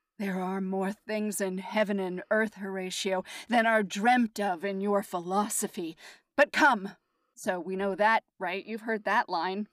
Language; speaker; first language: English; native; English